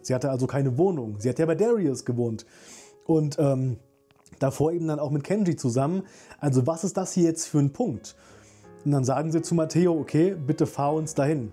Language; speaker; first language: German; native; German